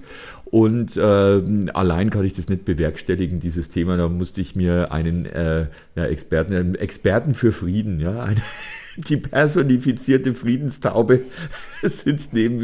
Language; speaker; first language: German; native; German